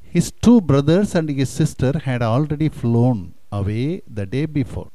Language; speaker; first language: English; non-native, local second language; Tamil